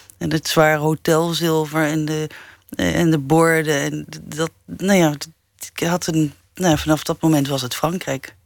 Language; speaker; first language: Dutch; early bilingual, other home language; English